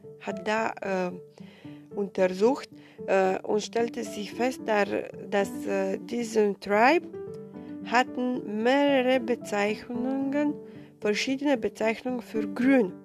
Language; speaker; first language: German; non-native, fluent; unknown